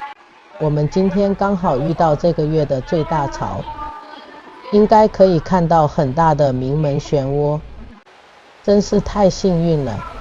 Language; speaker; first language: Chinese; native; Chinese